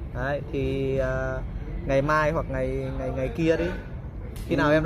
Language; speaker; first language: Vietnamese; native; Vietnamese